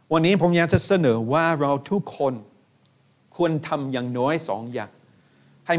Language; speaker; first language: Thai; non-native, fluent; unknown